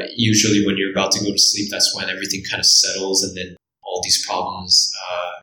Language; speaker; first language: English; early bilingual, other home language; Korean